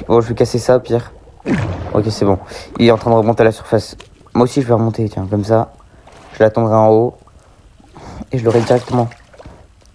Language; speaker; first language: French; native; French